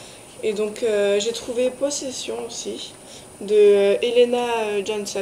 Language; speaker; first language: French; native; French